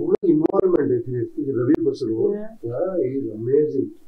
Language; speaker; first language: Tamil; non-native, learner; Kannada